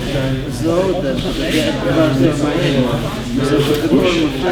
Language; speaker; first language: Dutch; non-native, learner; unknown